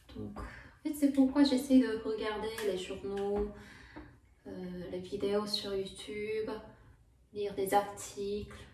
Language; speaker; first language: French; non-native, fluent; Korean